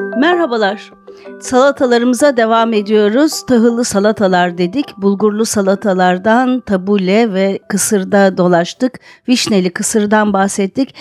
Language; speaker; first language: Turkish; native; Turkish